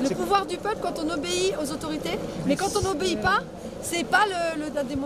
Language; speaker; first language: French; native; French